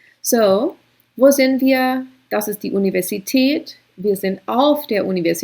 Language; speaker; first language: German; non-native, fluent; English